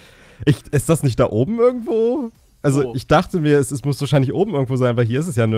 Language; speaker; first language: German; native; German